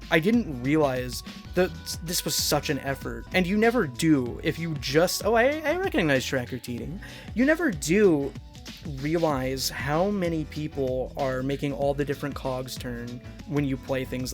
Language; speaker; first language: English; native; English